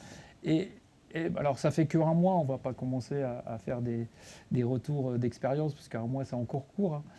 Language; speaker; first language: French; native; French